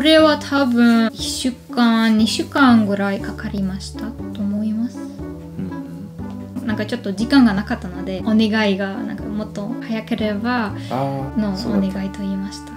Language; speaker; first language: Japanese; non-native, learner; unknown